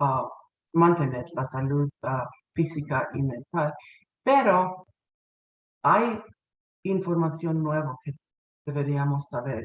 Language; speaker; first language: Spanish; non-native, fluent; English